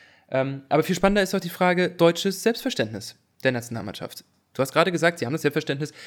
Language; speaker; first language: German; native; German